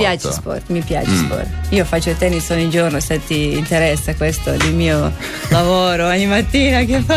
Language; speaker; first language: Italian; non-native, learner; Croatian